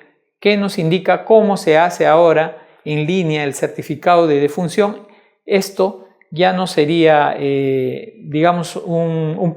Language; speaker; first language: Spanish; native; Spanish